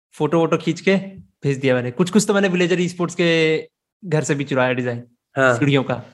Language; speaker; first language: Hindi; native; Hindi